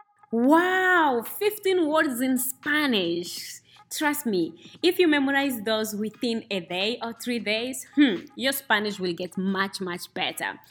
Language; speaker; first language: English; non-native, fluent; Spanish